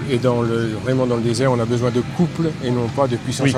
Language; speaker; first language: French; native; French